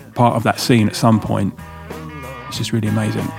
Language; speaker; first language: English; native; English